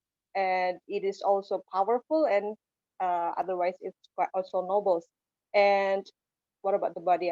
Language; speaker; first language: English; non-native, fluent; Indonesian